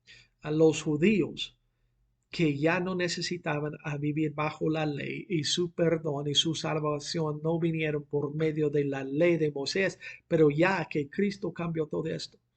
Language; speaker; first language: Spanish; non-native, fluent; English